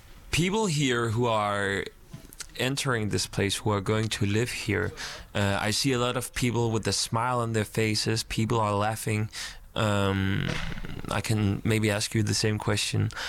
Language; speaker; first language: English; non-native, fluent; Danish